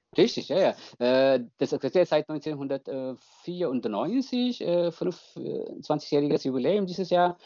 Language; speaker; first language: German; non-native, fluent; Tigrinya